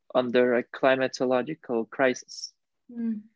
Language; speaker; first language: English; non-native, fluent; Spanish